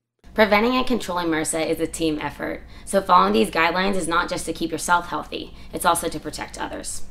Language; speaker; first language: English; native; English